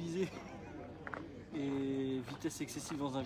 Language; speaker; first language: French; native; French